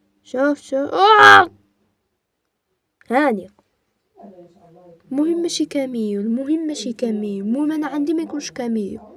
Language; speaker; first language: Arabic; native; Arabic